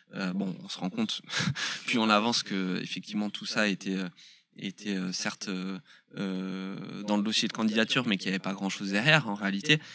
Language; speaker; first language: French; native; French